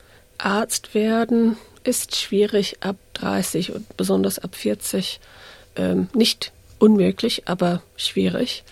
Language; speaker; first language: German; early bilingual, heritage; English